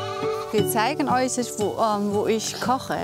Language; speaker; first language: German; non-native, fluent; Mongolian